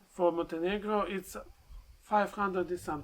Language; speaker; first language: English; non-native, learner; Serbian